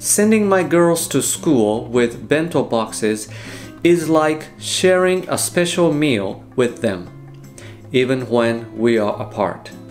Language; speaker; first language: English; non-native, fluent; Japanese